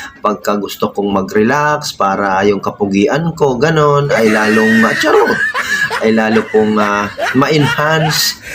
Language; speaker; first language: Filipino; native; Filipino